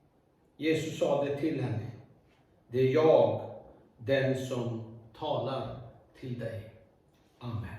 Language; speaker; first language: Swedish; non-native, fluent; Urdu